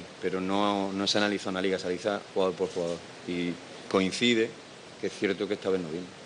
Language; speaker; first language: Spanish; native; Spanish